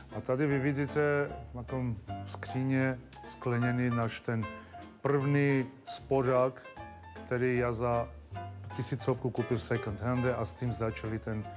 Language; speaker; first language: Czech; non-native, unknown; Armenian